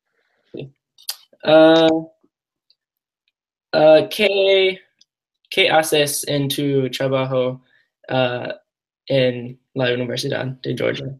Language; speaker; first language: Spanish; non-native, learner; English